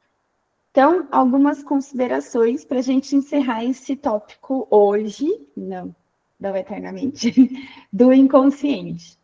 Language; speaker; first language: Portuguese; native; Portuguese